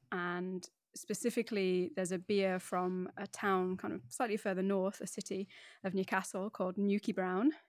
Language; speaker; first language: English; native; English